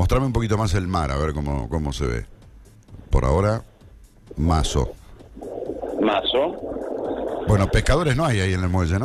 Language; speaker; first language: Spanish; native; Spanish